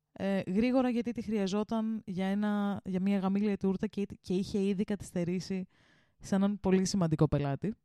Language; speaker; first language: Greek; early bilingual, heritage; Greek